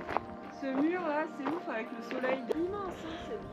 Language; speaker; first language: French; native; French